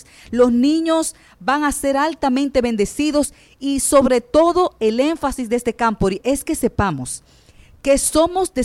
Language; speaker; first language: Spanish; native; Spanish